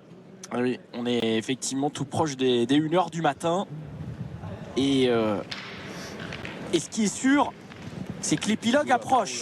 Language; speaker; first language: French; native; French